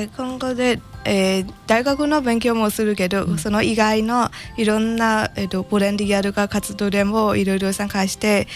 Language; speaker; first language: Japanese; non-native, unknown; Burmese